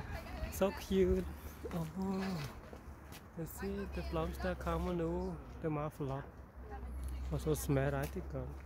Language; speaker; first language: Danish; non-native, learner; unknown